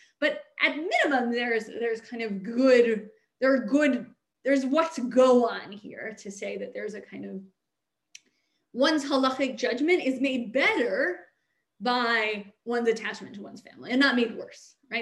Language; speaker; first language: English; native; English